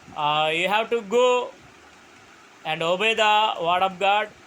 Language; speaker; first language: English; non-native, local second language; Telugu